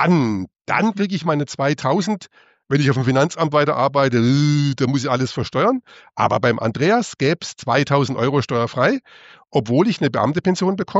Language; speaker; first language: German; native; German